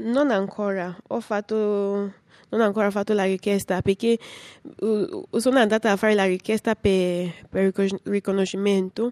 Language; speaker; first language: Italian; non-native, learner; English